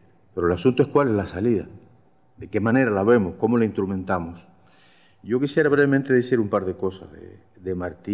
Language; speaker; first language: Spanish; native; Spanish